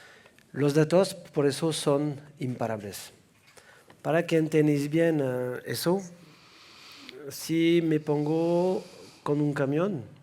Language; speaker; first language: Spanish; non-native, fluent; French